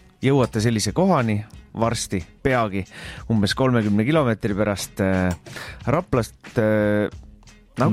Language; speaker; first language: Estonian; native; Estonian